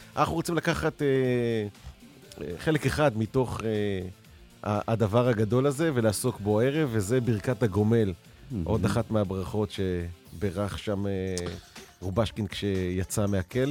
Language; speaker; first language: Hebrew; native; Hebrew